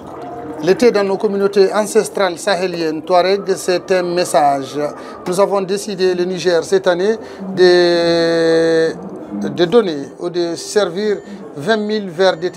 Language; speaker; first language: French; non-native, local second language; Tamasheq